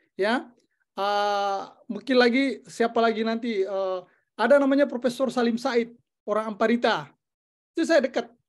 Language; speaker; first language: Indonesian; non-native, local second language; Buginese